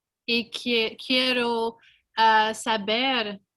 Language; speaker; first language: Spanish; non-native, learner; English